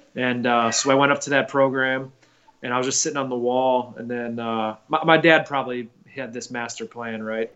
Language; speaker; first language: English; native; English